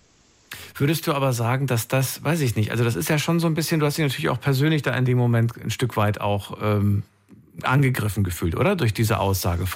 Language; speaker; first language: German; native; German